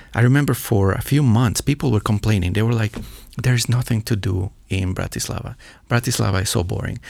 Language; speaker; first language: English; non-native, fluent; Spanish